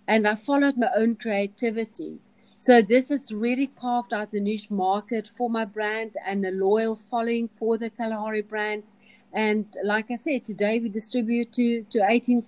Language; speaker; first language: English; non-native, local second language; Afrikaans